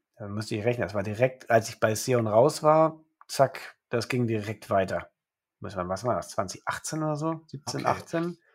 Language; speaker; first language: German; native; German